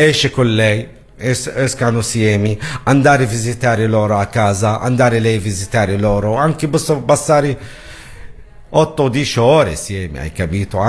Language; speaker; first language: Italian; non-native, learner; Arabic